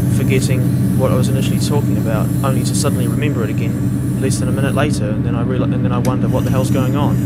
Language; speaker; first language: English; native; English